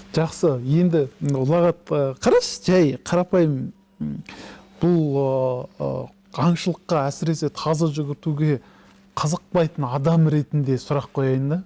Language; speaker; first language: Kazakh; early bilingual, heritage; Kazakh